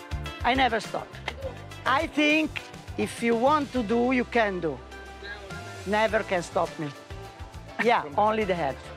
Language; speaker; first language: English; non-native, learner; Italian